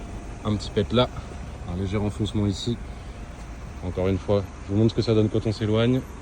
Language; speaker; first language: French; native; French